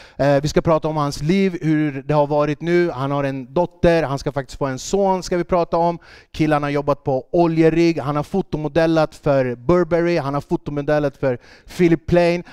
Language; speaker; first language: Swedish; early bilingual, other home language; Kurdish